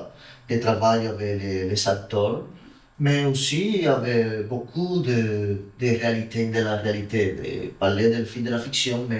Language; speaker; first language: French; non-native, learner; Spanish